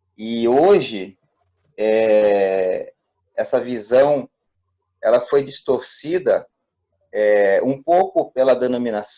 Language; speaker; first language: Portuguese; native; Portuguese